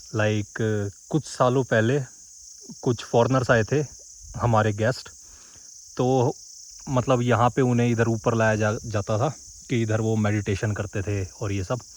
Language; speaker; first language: Hindi; native; Hindi